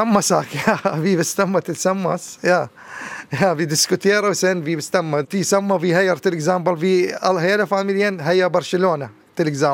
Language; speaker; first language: Swedish; non-native, learner; Arabic